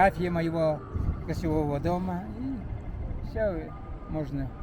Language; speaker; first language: Russian; non-native, fluent; Mongolian